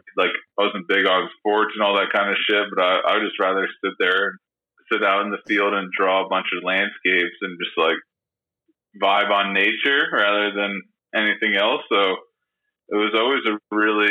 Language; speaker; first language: English; native; English